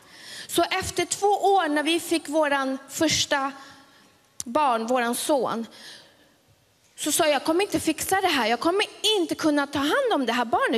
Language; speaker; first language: Swedish; early bilingual, other home language; Spanish